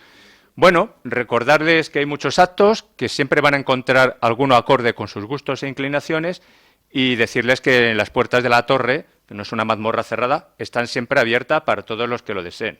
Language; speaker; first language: Spanish; native; Spanish